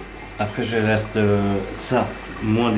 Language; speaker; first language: French; non-native, learner; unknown